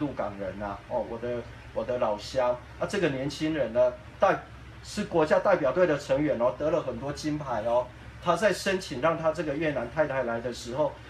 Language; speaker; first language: Chinese; native; Chinese